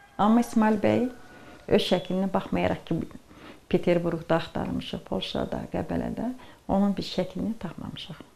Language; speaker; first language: Azerbaijani; native; Azerbaijani